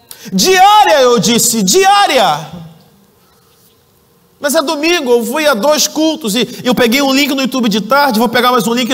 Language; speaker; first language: Portuguese; native; Portuguese